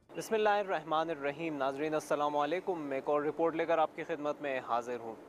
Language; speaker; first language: Urdu; native; Urdu